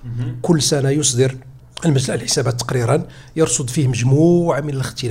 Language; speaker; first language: Arabic; native; Arabic